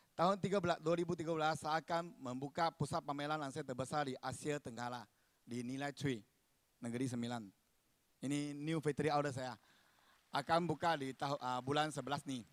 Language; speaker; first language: Malay; non-native, local second language; Chinese